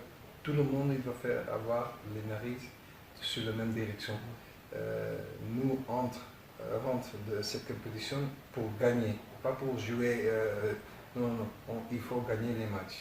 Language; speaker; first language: French; non-native, learner; Dutch